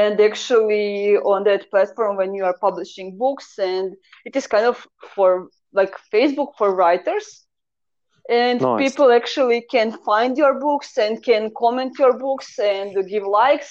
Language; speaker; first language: English; non-native, fluent; Croatian